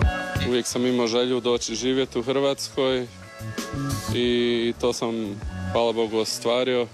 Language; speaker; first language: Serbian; early bilingual, heritage; Croatian